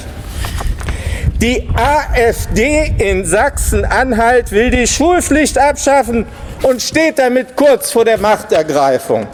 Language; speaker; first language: German; native; German